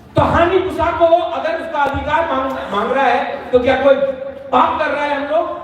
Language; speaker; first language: Hindi; non-native, local second language; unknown